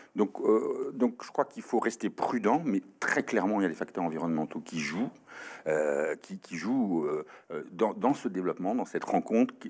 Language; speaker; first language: French; native; French